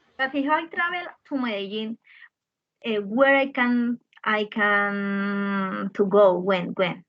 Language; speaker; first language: English; non-native, fluent; Spanish